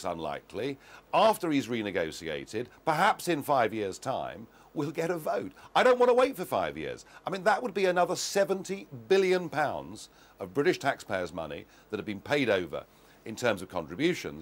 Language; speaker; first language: English; native; English